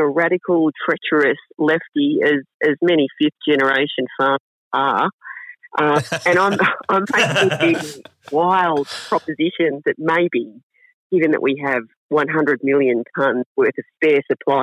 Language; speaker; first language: English; native; English